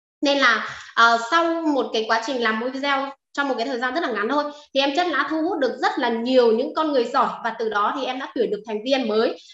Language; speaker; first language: Vietnamese; non-native, local second language; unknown